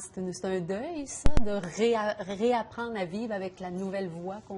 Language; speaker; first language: French; native; French